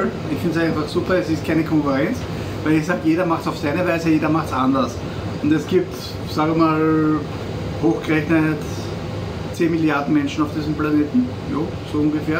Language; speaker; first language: German; native; German